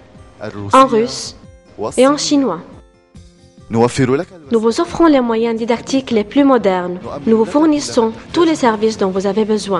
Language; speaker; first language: French; non-native, local second language; Arabic